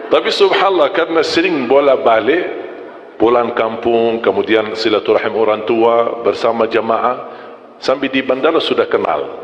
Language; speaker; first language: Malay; non-native, fluent; Arabic